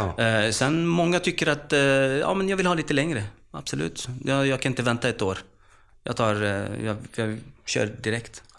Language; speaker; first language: Swedish; early bilingual, other home language; Arabic